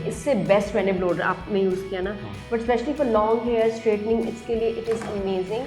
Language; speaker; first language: Urdu; native; Urdu